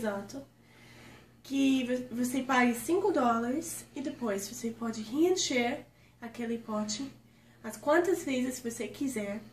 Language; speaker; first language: Portuguese; non-native, fluent; English